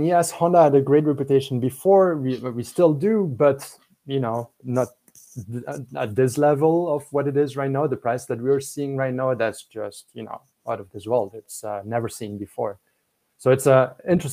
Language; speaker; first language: English; non-native, fluent; French